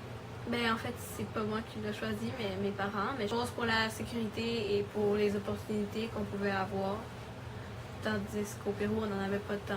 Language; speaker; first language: French; early bilingual, other home language; Spanish